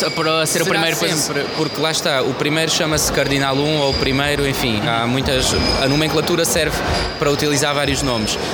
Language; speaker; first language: Portuguese; early bilingual, heritage; Portuguese